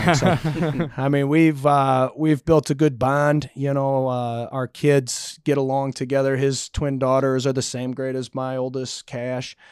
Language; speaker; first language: English; native; English